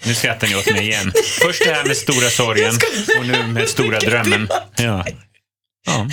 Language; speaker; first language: Swedish; native; Swedish